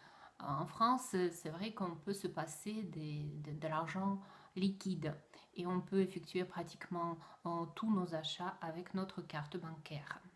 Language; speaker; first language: French; non-native, fluent; Russian